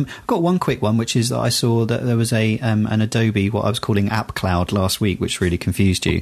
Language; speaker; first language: English; native; English